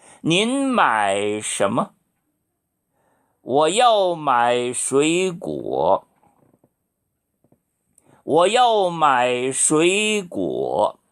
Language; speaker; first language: Chinese; non-native, fluent; Korean